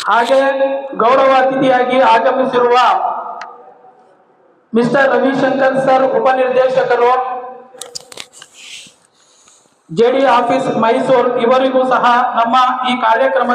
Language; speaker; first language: Kannada; native; Kannada